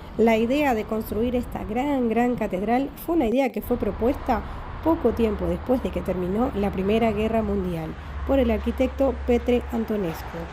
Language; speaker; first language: Spanish; native; Spanish